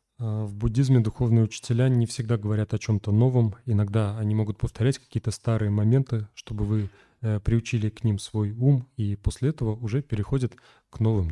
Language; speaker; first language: Russian; native; Russian